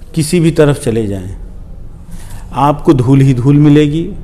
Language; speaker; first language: Hindi; native; Hindi